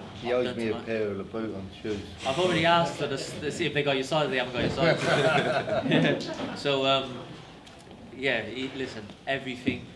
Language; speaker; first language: English; native; English